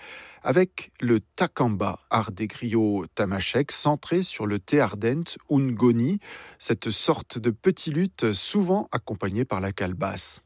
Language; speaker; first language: French; native; French